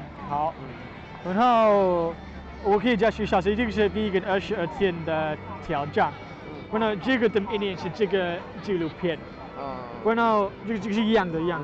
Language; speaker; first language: Chinese; non-native, learner; English